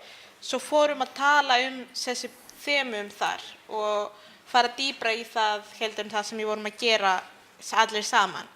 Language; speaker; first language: Icelandic; early bilingual, other home language; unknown